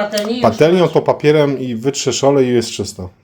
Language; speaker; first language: Polish; native; Polish